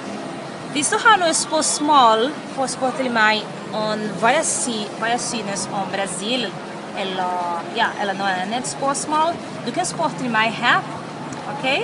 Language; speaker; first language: Norwegian; non-native, learner; Portuguese